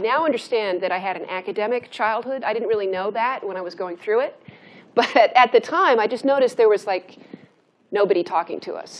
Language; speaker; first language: English; native; English